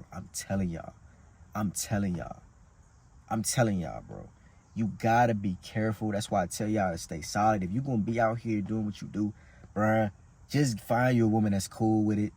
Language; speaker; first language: English; native; English